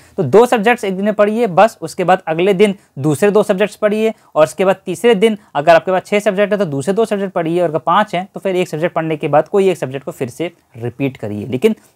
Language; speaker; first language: Hindi; native; Hindi